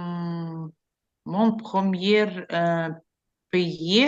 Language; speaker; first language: French; non-native, learner; Ukrainian